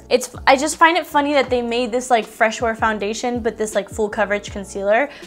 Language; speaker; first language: English; native; English